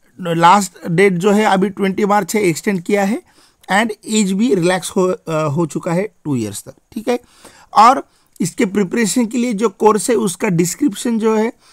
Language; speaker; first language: Hindi; non-native, local second language; Marathi